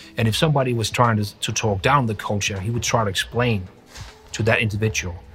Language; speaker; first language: English; non-native, fluent; Danish